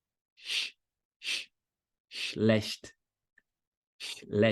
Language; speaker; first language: German; non-native, fluent; Portuguese